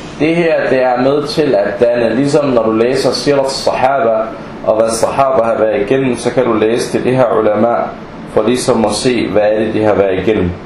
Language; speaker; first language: Danish; early bilingual, other home language; Arabic